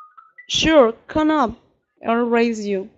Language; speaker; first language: English; non-native, learner; Spanish